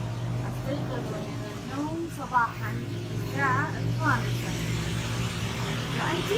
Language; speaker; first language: Arabic; non-native, fluent; Malay